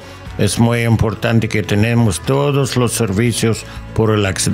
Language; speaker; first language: Spanish; non-native, learner; English